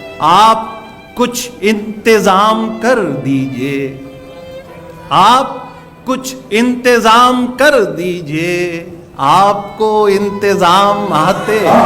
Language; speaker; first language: Urdu; native; Urdu